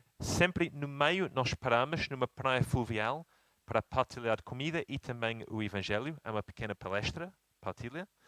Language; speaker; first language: Portuguese; non-native, fluent; English